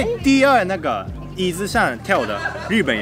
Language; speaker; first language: Chinese; non-native, fluent; Japanese